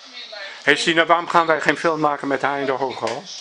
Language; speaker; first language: Dutch; native; Dutch